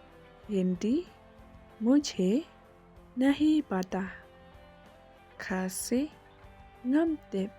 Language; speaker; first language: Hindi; non-native, local second language; Khasi